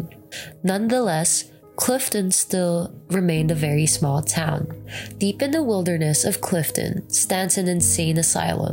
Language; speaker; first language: English; non-native, local second language; Filipino